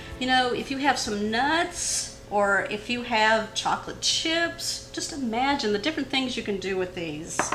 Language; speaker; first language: English; native; English